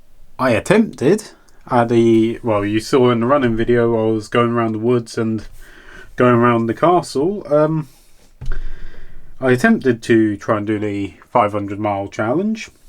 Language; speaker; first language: English; native; English